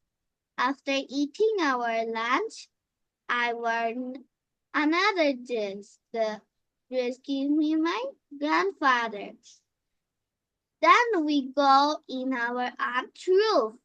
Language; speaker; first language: English; non-native, learner; Bangla